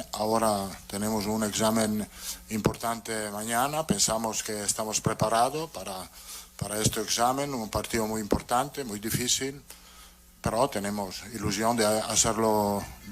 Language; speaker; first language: Spanish; non-native, fluent; Italian